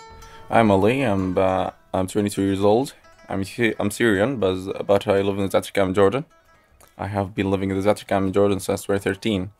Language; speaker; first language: English; non-native, local second language; Arabic